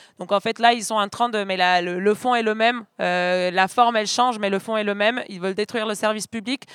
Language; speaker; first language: French; non-native, fluent; Spanish